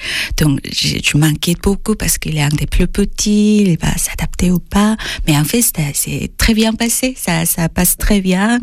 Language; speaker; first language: French; non-native, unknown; Korean